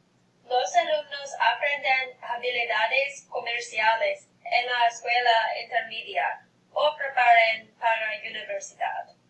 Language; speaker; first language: Spanish; non-native, learner; English